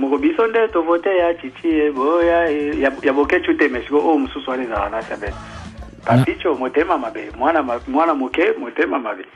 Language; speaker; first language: Lingala; native; Lingala